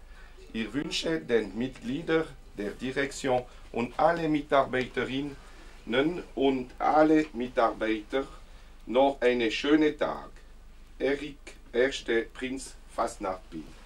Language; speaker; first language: German; non-native, learner; French